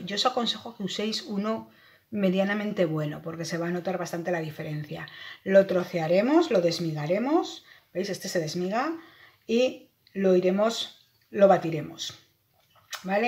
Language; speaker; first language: Spanish; native; Spanish